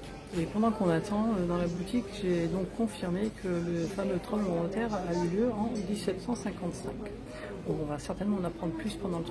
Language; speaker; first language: French; native; French